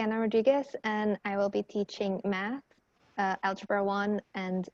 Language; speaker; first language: English; non-native, fluent; Dutch